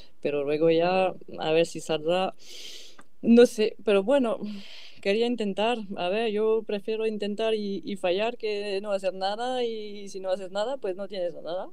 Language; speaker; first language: Spanish; non-native, fluent; French